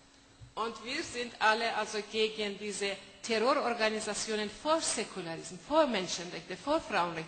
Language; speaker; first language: German; non-native, fluent; Persian